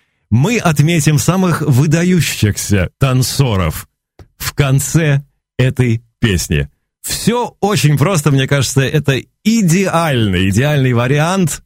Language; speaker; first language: Russian; native; Russian